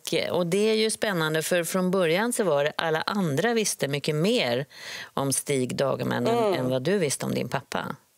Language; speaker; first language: Swedish; native; Swedish